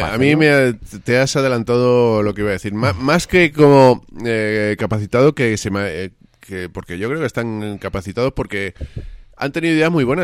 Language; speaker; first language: Spanish; native; Spanish